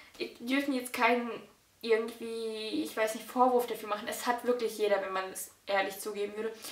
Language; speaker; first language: German; early bilingual, other home language; Russian